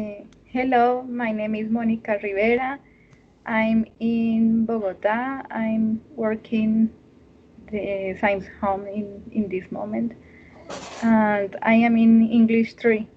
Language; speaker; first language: English; non-native, learner; Spanish